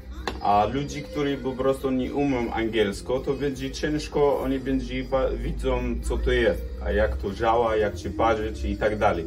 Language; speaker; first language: Polish; non-native, learner; Arabic